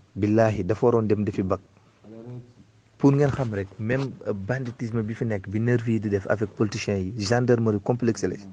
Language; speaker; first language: Wolof; non-native, local second language; Fula